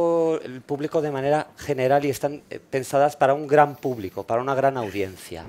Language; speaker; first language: Spanish; native; Spanish